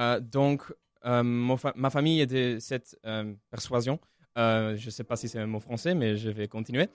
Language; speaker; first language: French; non-native, local second language; Dutch